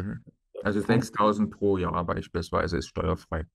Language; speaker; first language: German; native; German